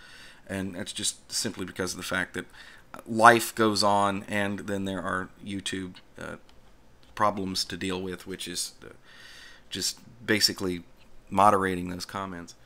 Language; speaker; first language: English; native; English